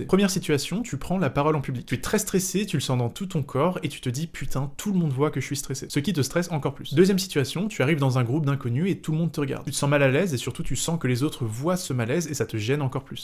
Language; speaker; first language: French; native; French